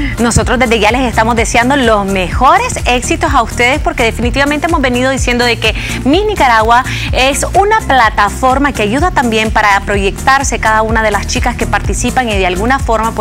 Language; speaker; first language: Spanish; native; Spanish